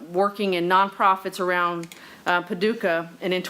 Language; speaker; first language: English; native; English